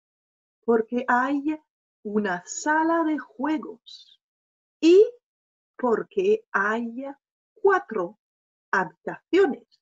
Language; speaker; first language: Spanish; non-native, fluent; French